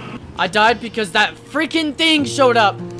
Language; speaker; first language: English; native; English